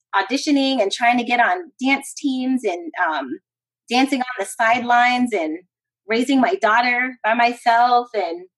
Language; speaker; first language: English; early bilingual, other home language; Spanish